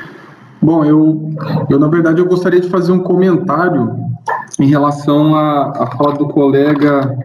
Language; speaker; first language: Portuguese; native; Portuguese